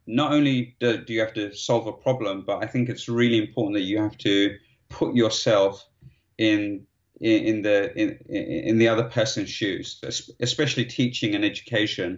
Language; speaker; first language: English; native; English